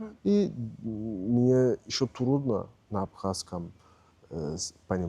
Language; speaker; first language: Russian; non-native, learner; Turkish